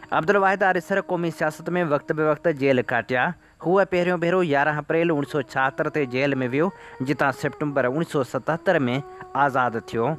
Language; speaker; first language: Sindhi; native; Sindhi